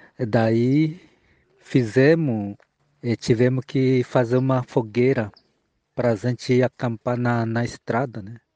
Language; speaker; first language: Portuguese; early bilingual, other home language; Guarani